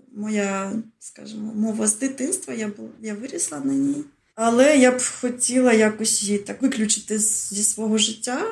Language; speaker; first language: Ukrainian; early bilingual, other home language; Russian